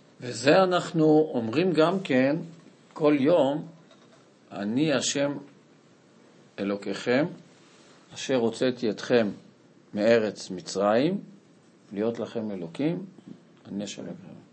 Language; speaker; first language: Hebrew; non-native, fluent; Portuguese